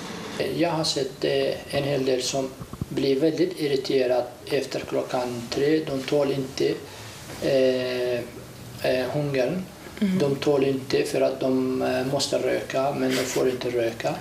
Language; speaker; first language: Swedish; non-native, fluent; Arabic